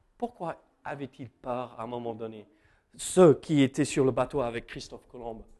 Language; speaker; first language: French; non-native, fluent; English